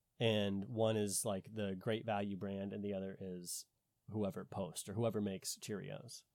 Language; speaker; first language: English; native; English